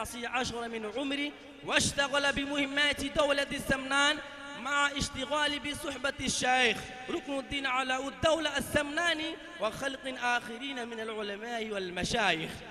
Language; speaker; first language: Arabic; non-native, fluent; Urdu